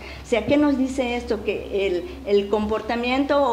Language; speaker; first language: Spanish; native; Spanish